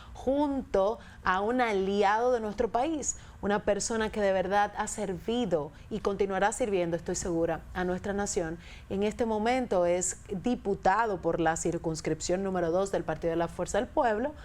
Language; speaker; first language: Spanish; native; Spanish